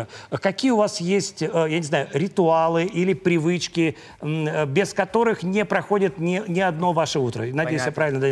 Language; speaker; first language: Russian; native; Russian